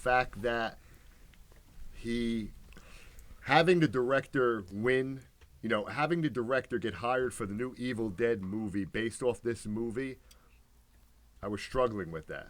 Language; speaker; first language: English; native; English